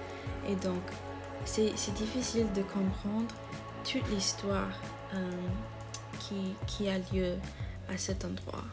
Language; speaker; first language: French; non-native, learner; English